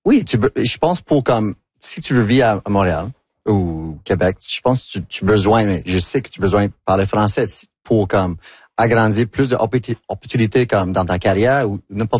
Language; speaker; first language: French; non-native, local second language; English